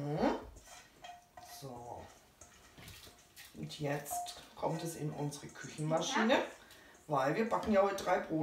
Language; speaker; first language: German; native; German